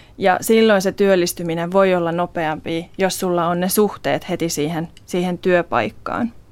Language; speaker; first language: Finnish; non-native, local second language; Swedish